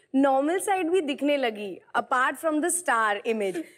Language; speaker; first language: Hindi; native; Hindi